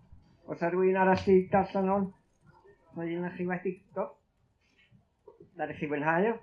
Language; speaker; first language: Welsh; native; Welsh